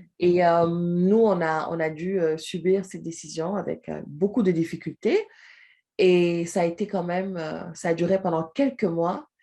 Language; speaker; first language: French; non-native, local second language; Wolof